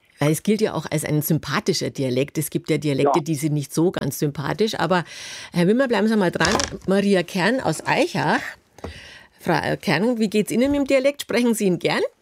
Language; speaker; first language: German; native; German